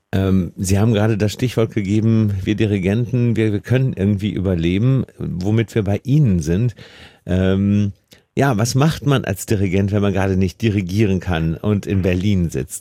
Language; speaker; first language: German; native; German